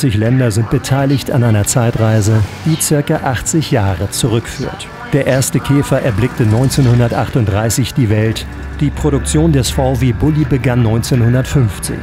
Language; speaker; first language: German; native; German